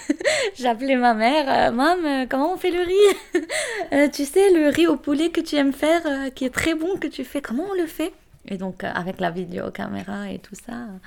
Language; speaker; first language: French; non-native, local second language; Arabic